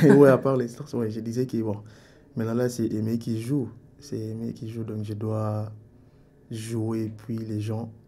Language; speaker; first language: French; non-native, local second language; Lingala